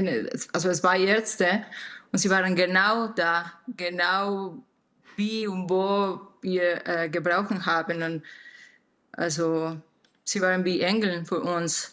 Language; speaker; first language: German; non-native, learner; Spanish